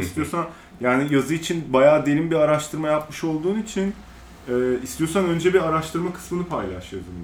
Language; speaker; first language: Turkish; native; Turkish